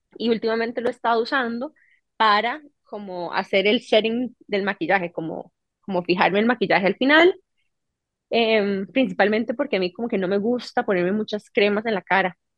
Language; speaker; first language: Spanish; native; Spanish